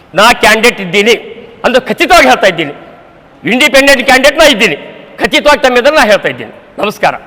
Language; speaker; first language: Kannada; non-native, local second language; Marathi